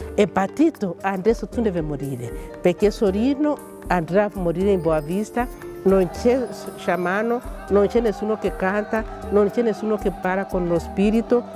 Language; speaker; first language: Italian; non-native, fluent; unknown